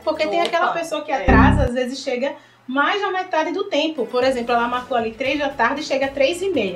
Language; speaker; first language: Portuguese; native; Portuguese